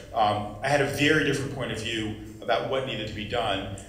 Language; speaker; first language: English; native; English